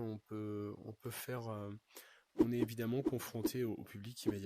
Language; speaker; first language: French; native; French